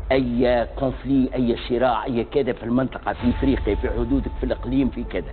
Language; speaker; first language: Arabic; native; Arabic